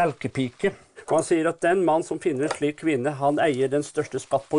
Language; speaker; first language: Norwegian; native; Norwegian